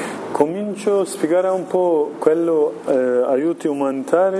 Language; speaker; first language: Italian; non-native, learner; Kurdish